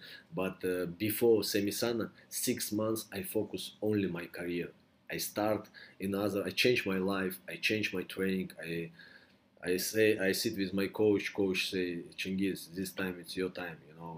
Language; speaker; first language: English; non-native, learner; Russian